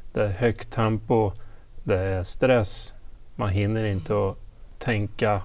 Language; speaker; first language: Swedish; native; Swedish